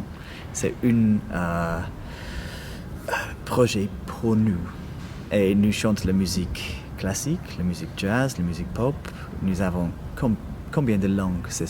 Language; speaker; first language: French; non-native, learner; English